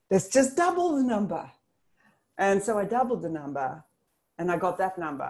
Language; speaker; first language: English; native; English